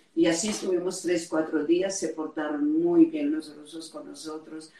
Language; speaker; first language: Spanish; non-native, fluent; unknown